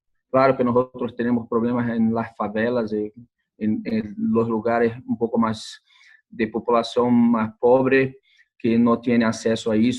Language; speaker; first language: Spanish; non-native, learner; Portuguese